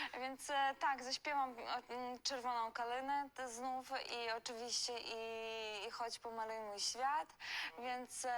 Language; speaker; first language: Polish; non-native, fluent; Ukrainian